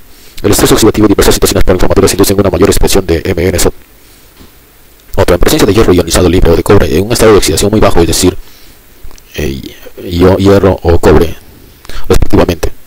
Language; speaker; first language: Spanish; native; Spanish